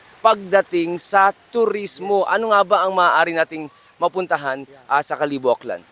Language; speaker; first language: Filipino; native; Filipino